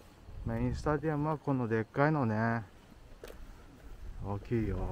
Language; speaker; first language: Japanese; non-native, learner; Indonesian